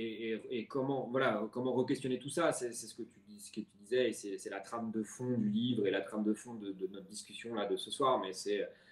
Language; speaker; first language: French; native; French